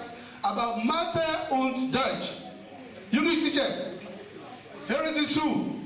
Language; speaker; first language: German; non-native, fluent; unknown